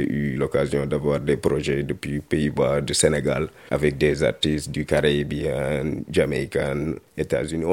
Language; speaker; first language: French; non-native, local second language; Wolof